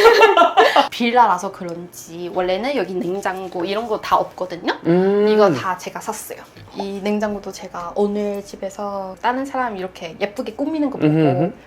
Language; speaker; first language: Korean; non-native, fluent; Cantonese